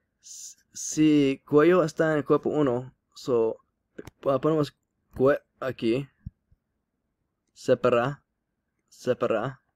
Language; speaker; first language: Spanish; non-native, learner; English